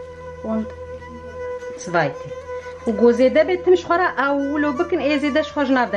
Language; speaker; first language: German; non-native, learner; Central Kurdish